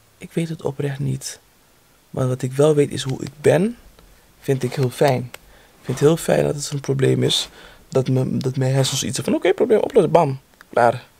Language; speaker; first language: Dutch; native; Dutch